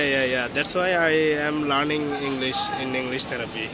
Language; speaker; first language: English; non-native, learner; Bangla